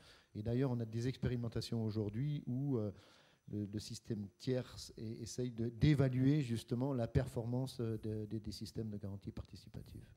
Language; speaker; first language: French; native; French